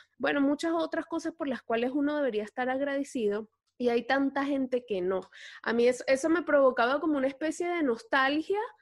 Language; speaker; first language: Spanish; native; Spanish